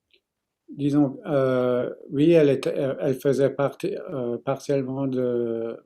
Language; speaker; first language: French; non-native, fluent; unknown